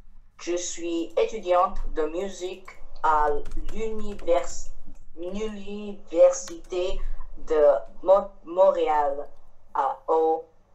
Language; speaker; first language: French; non-native, learner; Chinese